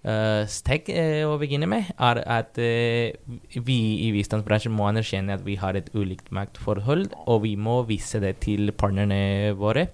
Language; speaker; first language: Norwegian; non-native, fluent; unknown